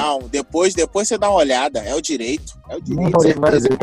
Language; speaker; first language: Portuguese; native; Portuguese